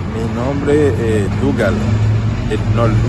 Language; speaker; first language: Spanish; non-native, learner; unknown